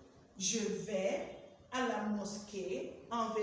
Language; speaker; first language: French; non-native, fluent; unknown